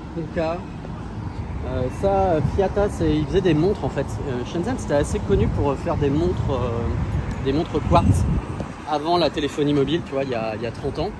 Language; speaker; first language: French; native; French